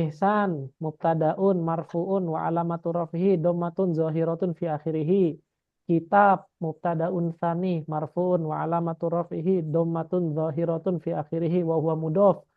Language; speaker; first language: Arabic; non-native, fluent; Indonesian